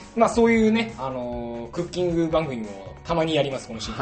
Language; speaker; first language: Japanese; native; Japanese